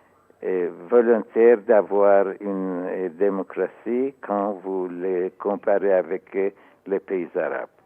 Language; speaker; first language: French; non-native, learner; Persian